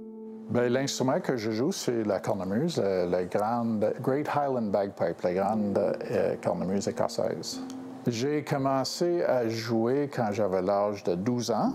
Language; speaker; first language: French; non-native, local second language; English